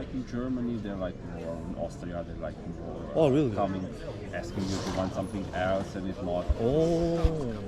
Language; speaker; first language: English; non-native, fluent; Slovenian